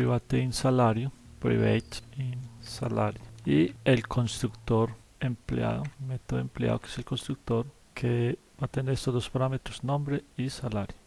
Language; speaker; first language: Spanish; native; Spanish